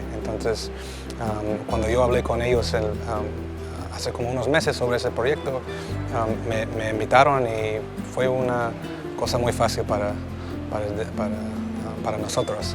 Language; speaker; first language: Spanish; early bilingual, heritage; Spanish